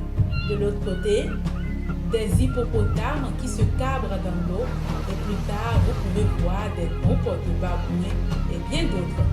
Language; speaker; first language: French; native; French